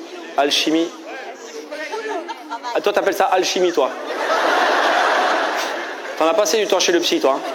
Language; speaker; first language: French; native; French